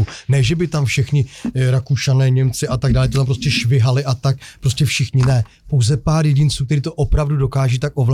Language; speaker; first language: Czech; native; Czech